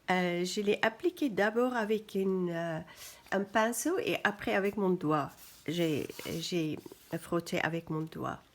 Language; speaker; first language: French; non-native, fluent; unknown